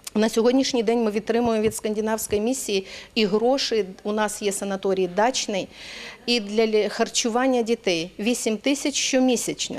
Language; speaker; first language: Ukrainian; native; Ukrainian